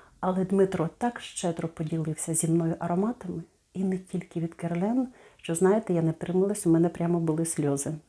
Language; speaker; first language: Ukrainian; native; Ukrainian